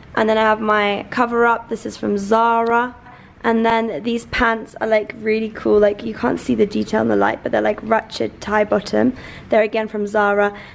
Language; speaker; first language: English; early bilingual, other home language; Persian